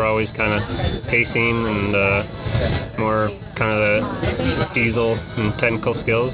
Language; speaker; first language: English; native; English